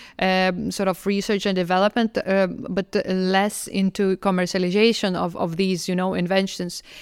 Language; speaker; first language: English; non-native, fluent; Lithuanian